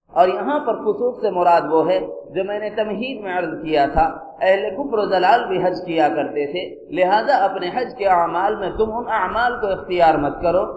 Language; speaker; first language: Urdu; native; Urdu